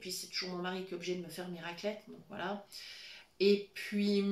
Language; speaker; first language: French; native; French